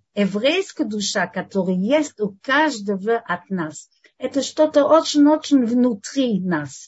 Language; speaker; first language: Russian; non-native, fluent; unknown